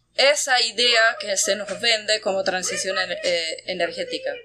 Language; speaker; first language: Spanish; non-native, fluent; German